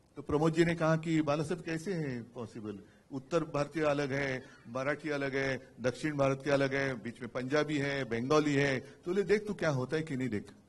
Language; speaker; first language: Hindi; non-native, local second language; Marathi